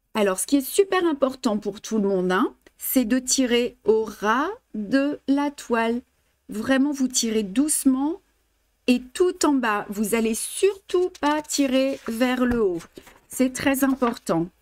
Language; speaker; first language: French; native; French